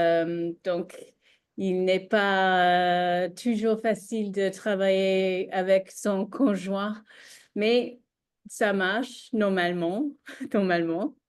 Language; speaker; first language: French; non-native, learner; English